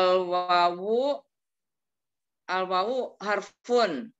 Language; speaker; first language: Arabic; non-native, learner; Indonesian